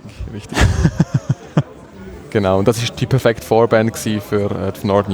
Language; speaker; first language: German; native; German